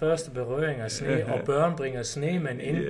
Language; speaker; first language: Danish; non-native, fluent; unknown